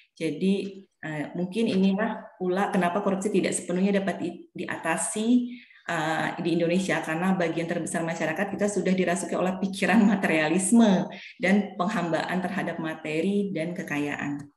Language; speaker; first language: Indonesian; native; Indonesian